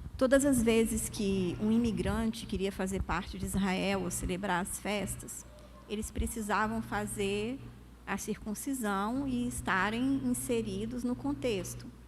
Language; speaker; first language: Portuguese; native; Portuguese